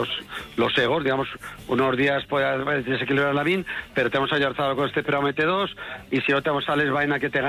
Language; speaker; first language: Spanish; native; Spanish